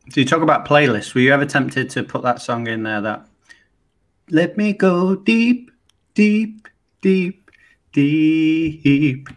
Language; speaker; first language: English; native; English